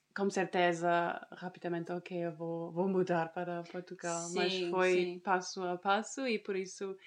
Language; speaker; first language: Portuguese; non-native, fluent; German